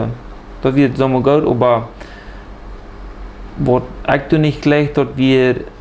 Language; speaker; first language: German; early bilingual, heritage; Plautdietsch